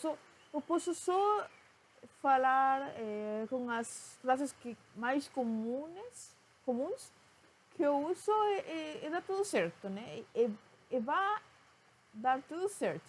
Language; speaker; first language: Portuguese; non-native, fluent; Spanish